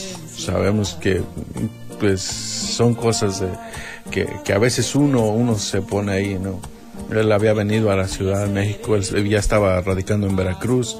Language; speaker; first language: Spanish; native; Spanish